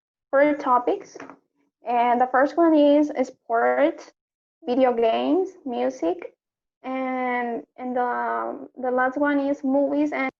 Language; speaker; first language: English; non-native, learner; Spanish